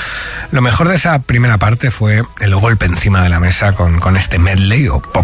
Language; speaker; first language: Spanish; native; Spanish